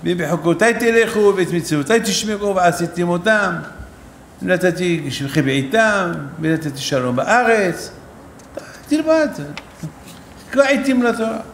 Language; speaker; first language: Hebrew; non-native, fluent; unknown